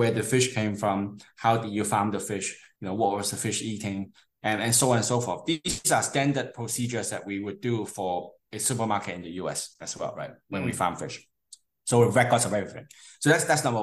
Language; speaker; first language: English; non-native, local second language; Cantonese